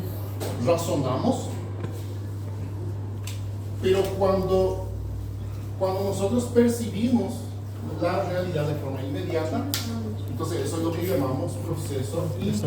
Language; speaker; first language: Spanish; non-native, fluent; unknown